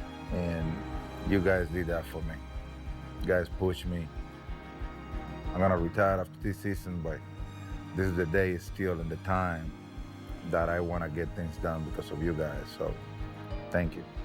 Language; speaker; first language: English; non-native, fluent; Spanish